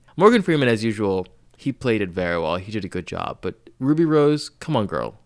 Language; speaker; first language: English; non-native, local second language; Yoruba